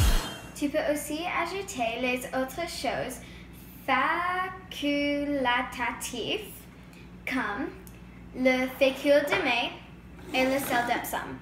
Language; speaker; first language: French; non-native, learner; English